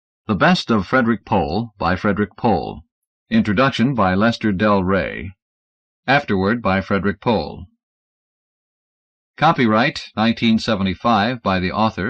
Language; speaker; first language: English; native; English